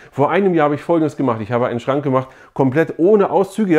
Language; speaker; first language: German; native; German